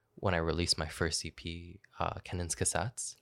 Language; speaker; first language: English; native; English